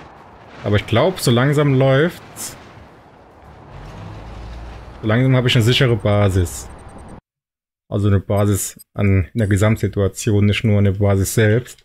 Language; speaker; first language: German; native; German